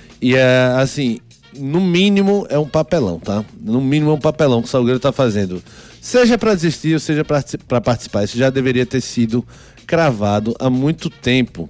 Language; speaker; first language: Portuguese; native; Portuguese